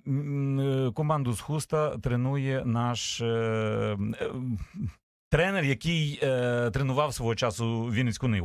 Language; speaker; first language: Ukrainian; native; Ukrainian